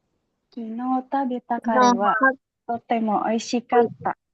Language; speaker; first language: Japanese; non-native, learner; Indonesian